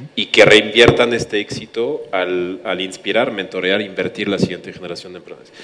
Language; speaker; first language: Spanish; non-native, fluent; French